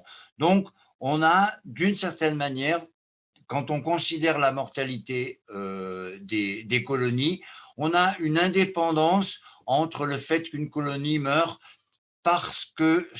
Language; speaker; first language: French; native; French